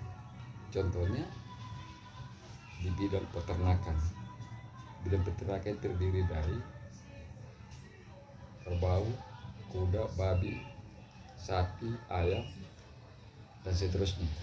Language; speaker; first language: Indonesian; non-native, local second language; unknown